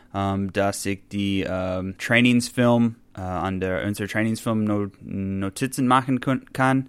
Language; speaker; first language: German; non-native, fluent; English